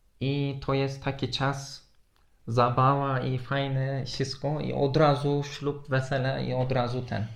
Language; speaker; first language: Polish; non-native, fluent; Turkish